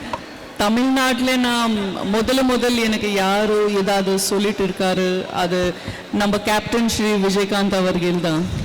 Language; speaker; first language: Tamil; non-native, fluent; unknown